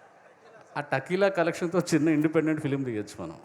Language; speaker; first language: Telugu; native; Telugu